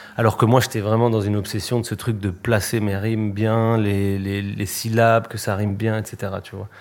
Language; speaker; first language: French; early bilingual, other home language; Spanish